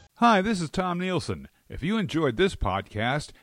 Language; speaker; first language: English; native; English